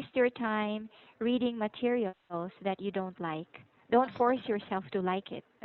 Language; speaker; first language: English; non-native, local second language; Filipino